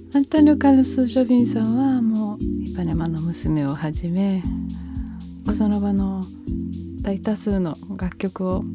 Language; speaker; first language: Japanese; early bilingual, heritage; Japanese